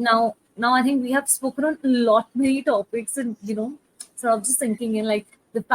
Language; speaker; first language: English; non-native, local second language; Hindi